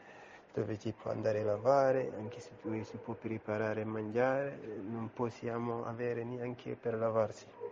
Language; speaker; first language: Italian; non-native, learner; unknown